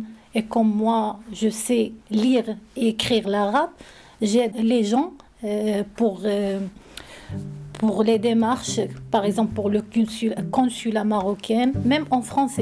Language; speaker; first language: French; non-native, learner; Arabic